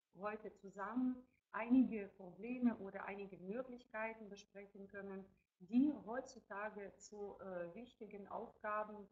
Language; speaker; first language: German; non-native, fluent; Ukrainian